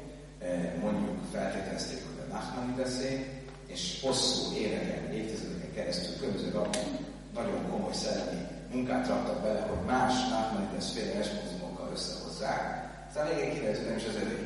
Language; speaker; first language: Hungarian; native; Hungarian